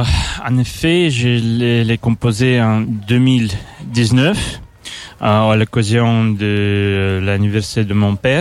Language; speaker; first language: French; non-native, fluent; Russian